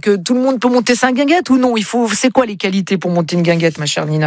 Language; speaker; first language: French; native; French